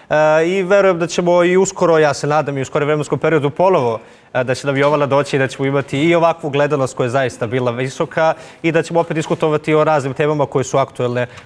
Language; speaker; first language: Serbian; native; Serbian